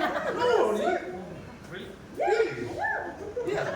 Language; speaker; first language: English; non-native, learner; Indonesian